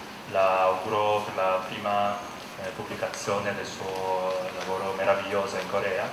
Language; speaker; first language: Italian; non-native, fluent; Korean